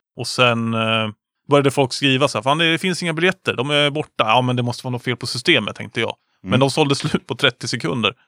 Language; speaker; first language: Swedish; native; Swedish